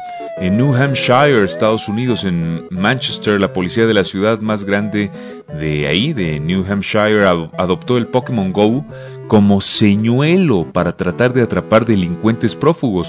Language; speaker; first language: Spanish; native; Spanish